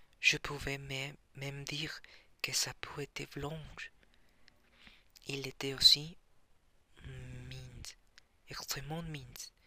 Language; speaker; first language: French; non-native, learner; Spanish